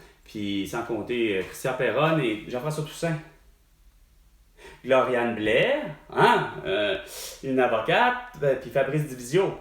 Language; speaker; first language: French; native; French